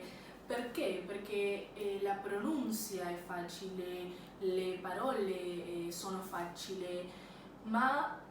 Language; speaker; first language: Italian; non-native, learner; Spanish